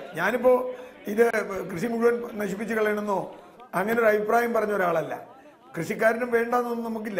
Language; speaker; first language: Malayalam; native; Malayalam